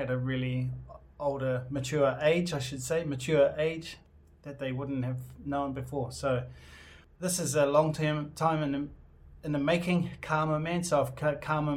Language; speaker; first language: English; native; English